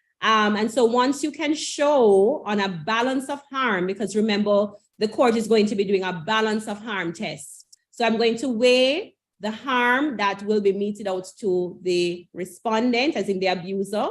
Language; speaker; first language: English; native; English